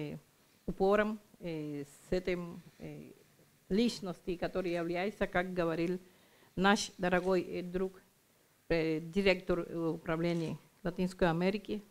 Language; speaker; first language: Russian; non-native, learner; Spanish